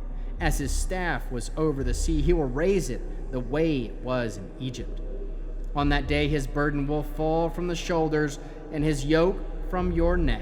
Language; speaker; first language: English; native; English